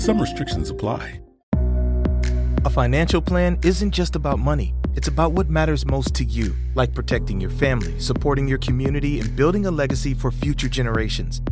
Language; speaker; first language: English; native; English